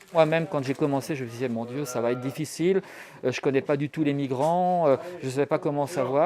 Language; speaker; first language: French; native; French